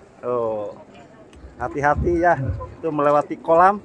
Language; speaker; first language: Indonesian; non-native, local second language; Sundanese